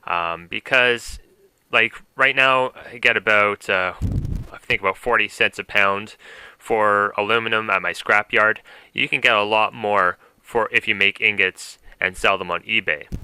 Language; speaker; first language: English; native; English